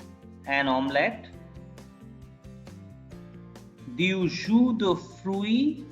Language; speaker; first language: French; non-native, fluent; Bangla